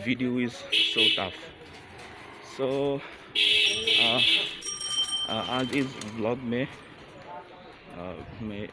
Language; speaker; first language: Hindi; non-native, learner; Bangla